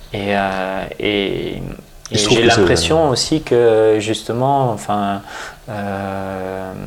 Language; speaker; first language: French; non-native, fluent; Dutch